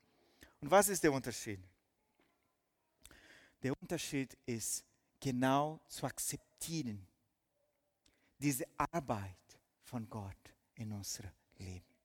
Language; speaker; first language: German; non-native, fluent; Portuguese